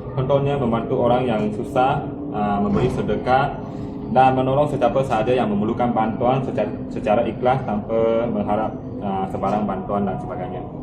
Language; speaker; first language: Malay; non-native, local second language; Chinese